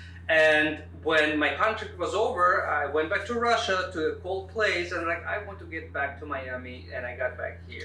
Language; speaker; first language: English; non-native, fluent; Russian